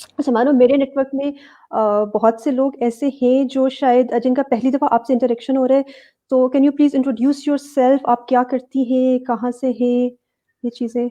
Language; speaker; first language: Urdu; native; Urdu